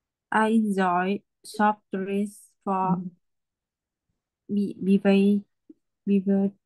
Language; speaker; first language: English; non-native, learner; Vietnamese